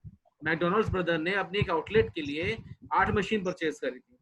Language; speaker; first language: Hindi; native; Hindi